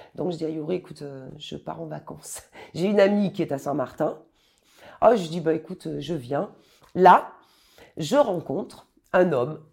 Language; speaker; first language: French; native; French